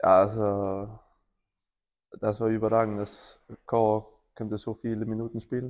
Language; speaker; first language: German; non-native, learner; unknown